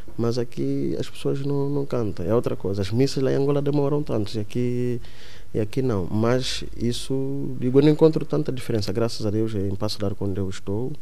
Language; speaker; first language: Portuguese; non-native, local second language; Kongo